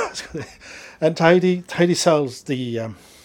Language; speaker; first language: English; non-native, fluent; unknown